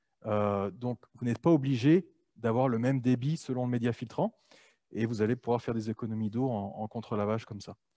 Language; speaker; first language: French; native; French